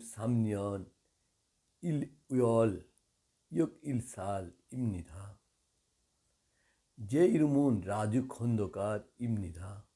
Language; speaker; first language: Korean; non-native, learner; Bangla